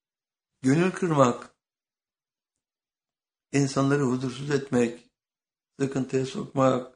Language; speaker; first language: Turkish; native; Turkish